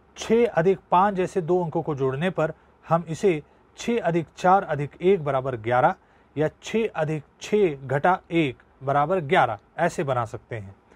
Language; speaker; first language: Hindi; non-native, local second language; Marathi